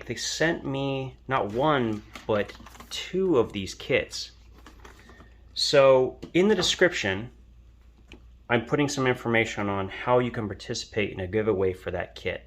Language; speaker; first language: English; native; English